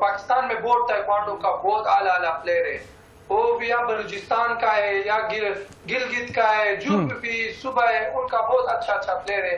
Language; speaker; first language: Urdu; non-native, local second language; Pashto